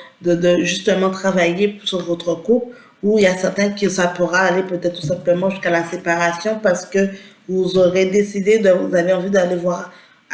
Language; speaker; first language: French; native; French